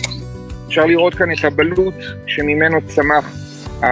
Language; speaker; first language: Hebrew; non-native, fluent; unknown